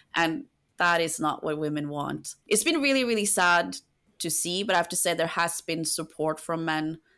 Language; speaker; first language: English; non-native, fluent; Norwegian